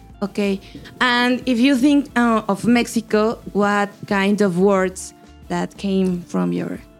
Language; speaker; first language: English; non-native, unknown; Spanish